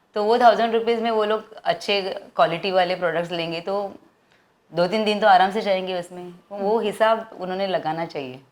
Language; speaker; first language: Hindi; non-native, local second language; Marathi